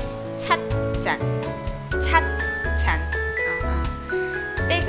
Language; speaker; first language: Indonesian; non-native, learner; Korean